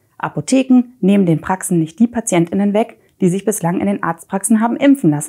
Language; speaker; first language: German; native; German